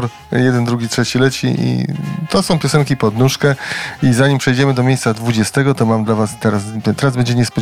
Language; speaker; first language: Polish; native; Polish